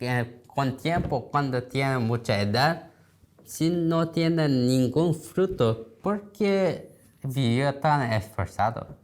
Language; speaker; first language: Spanish; non-native, learner; Korean